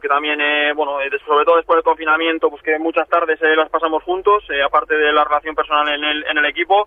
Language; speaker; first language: Spanish; native; Spanish